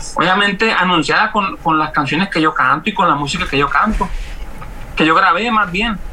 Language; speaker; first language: Spanish; native; Spanish